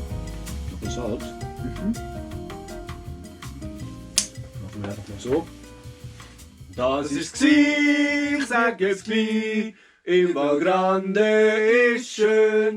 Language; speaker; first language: German; native; German